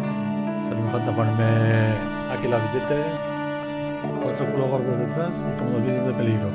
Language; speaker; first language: Spanish; native; Spanish